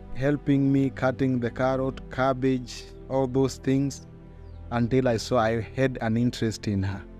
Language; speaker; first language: English; non-native, local second language; Luyia